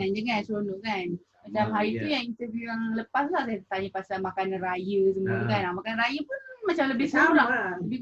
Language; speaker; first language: Malay; native; Malay